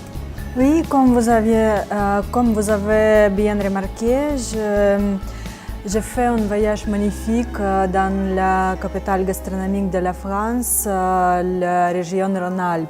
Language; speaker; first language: French; non-native, fluent; Russian